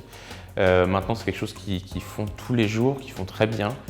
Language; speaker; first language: French; native; French